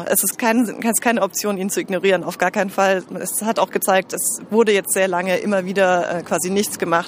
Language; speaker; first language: German; native; German